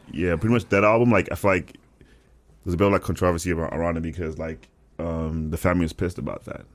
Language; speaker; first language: English; non-native, local second language; Tswana